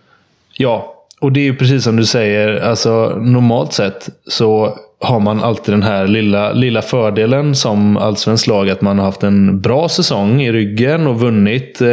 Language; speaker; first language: Swedish; native; Swedish